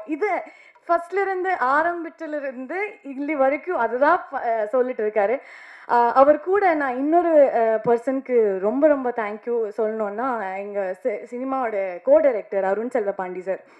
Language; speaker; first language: Tamil; non-native, learner; Kannada